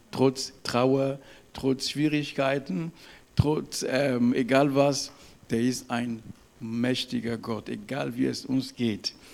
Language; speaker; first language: German; non-native, fluent; French